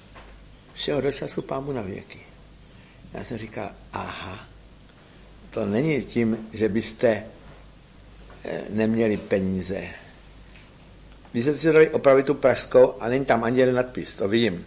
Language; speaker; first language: Czech; native; Czech